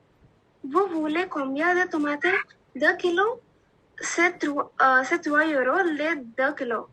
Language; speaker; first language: French; non-native, learner; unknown